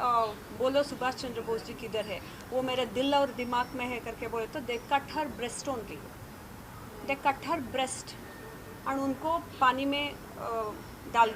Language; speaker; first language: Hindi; non-native, local second language; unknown